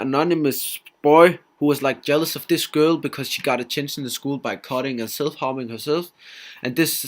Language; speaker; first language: English; non-native, fluent; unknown